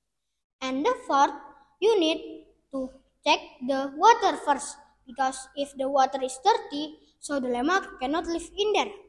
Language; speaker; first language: English; non-native, learner; Indonesian